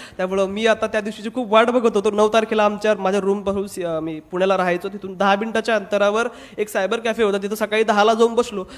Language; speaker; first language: Marathi; non-native, local second language; Hindi